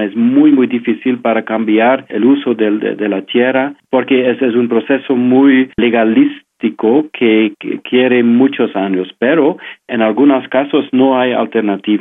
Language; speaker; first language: Spanish; non-native, fluent; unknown